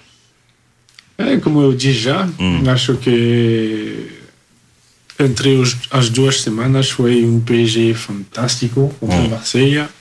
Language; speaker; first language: Portuguese; early bilingual, heritage; Portuguese